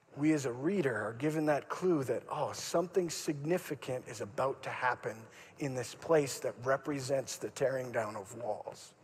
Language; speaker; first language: English; native; English